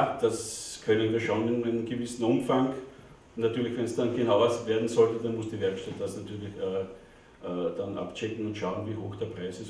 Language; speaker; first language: German; native; German